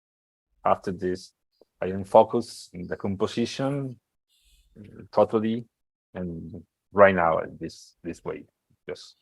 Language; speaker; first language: English; non-native, learner; Spanish